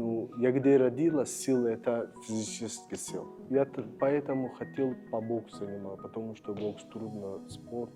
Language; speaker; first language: Russian; non-native, learner; Turkish